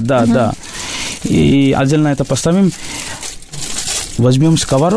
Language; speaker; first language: Russian; non-native, learner; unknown